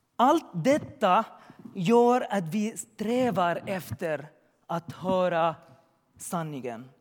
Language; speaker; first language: Swedish; non-native, learner; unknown